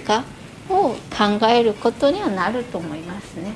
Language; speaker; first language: Japanese; non-native, fluent; Chinese